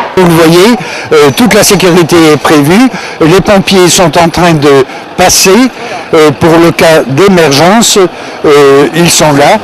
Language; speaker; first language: French; native; French